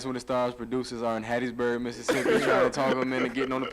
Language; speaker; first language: English; native; English